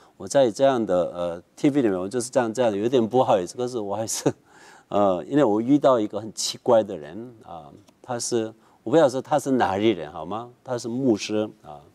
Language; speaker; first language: Chinese; non-native, fluent; Korean